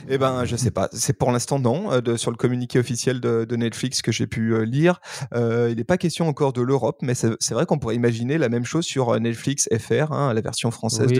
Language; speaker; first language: French; native; French